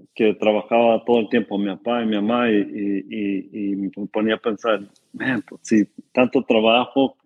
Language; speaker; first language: Spanish; early bilingual, heritage; Spanish